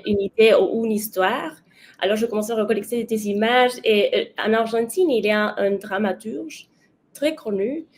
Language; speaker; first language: French; non-native, learner; Spanish